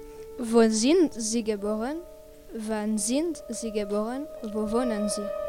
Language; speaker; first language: German; non-native, learner; French